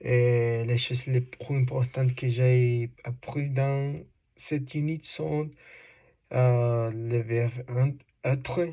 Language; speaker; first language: French; non-native, learner; Spanish